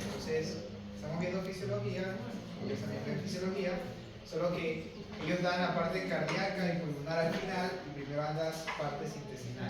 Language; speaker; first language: Spanish; native; Spanish